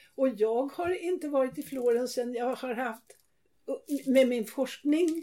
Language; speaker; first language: Swedish; native; Swedish